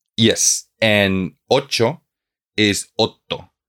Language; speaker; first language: English; non-native, fluent; Spanish